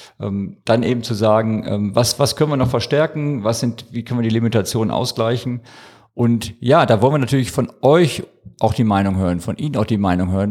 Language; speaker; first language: German; native; German